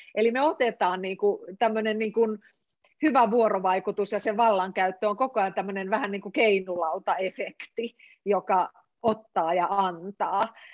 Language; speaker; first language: Finnish; native; Finnish